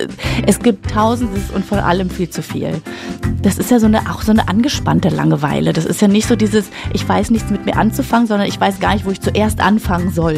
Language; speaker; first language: German; native; German